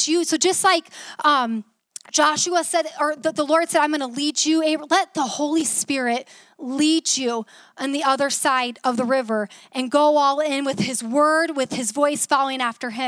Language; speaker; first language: English; native; English